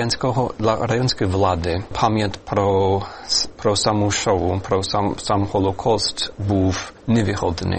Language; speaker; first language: Ukrainian; non-native, fluent; English